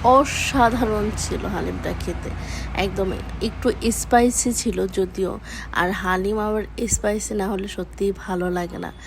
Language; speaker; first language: Bangla; early bilingual, heritage; Bangla